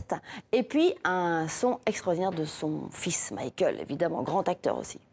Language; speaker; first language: French; native; French